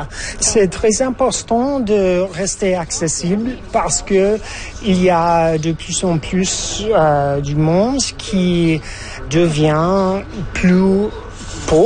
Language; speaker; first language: French; non-native, fluent; English